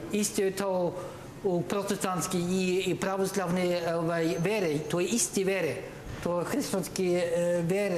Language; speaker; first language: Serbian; non-native, learner; Norwegian